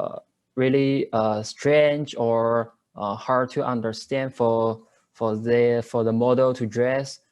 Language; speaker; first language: English; non-native, learner; Chinese